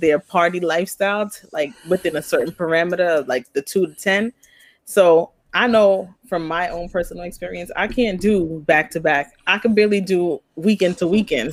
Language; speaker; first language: English; early bilingual, other home language; Spanish